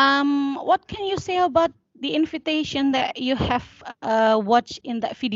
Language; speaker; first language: English; non-native, learner; Indonesian